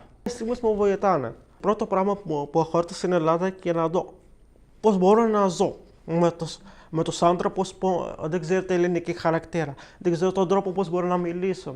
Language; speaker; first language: Greek; non-native, learner; Arabic